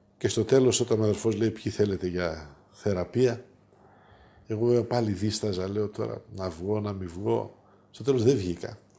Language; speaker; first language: Greek; native; Greek